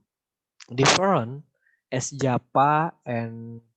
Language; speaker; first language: English; non-native, learner; Indonesian